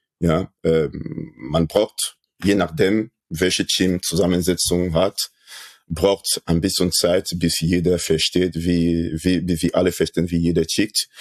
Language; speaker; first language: German; non-native, fluent; French